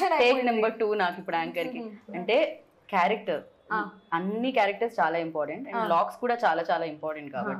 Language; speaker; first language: Telugu; native; Telugu